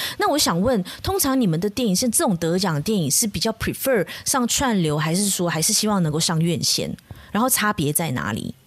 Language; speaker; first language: Chinese; native; Chinese